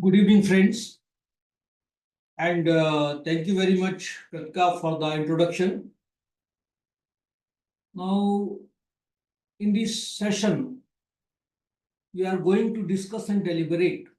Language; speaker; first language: English; non-native, local second language; Hindi